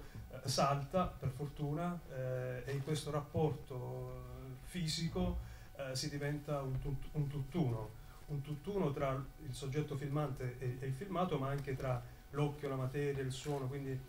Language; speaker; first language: Italian; native; Italian